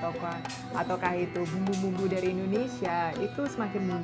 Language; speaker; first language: Indonesian; native; Indonesian